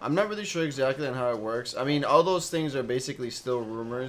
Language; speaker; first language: English; early bilingual, other home language; Spanish